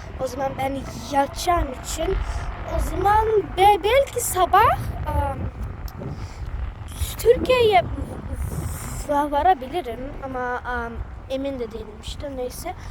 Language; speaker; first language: Turkish; early bilingual, heritage; Turkish